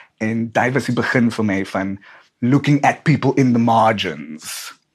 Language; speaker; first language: English; non-native, local second language; Afrikaans